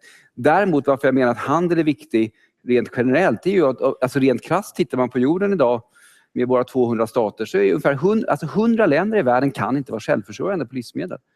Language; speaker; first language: Swedish; native; Swedish